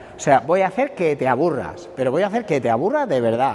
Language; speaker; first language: Spanish; non-native, local second language; Catalan